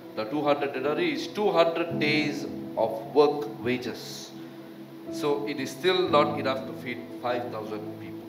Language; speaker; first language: English; non-native, local second language; Tamil